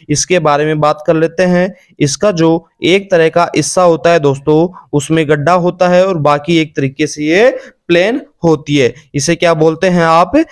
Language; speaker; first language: Hindi; native; Hindi